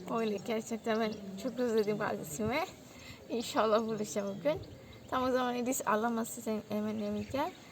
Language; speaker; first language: Turkish; non-native, learner; Indonesian